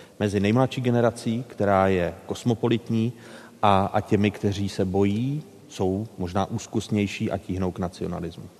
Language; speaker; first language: Czech; native; Czech